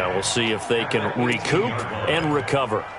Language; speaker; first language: English; native; English